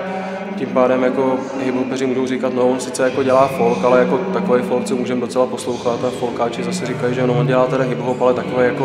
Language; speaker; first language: Czech; native; Czech